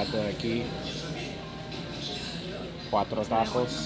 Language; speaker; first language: Spanish; non-native, learner; English